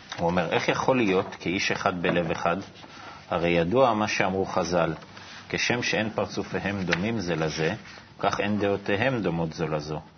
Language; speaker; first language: Hebrew; native; Hebrew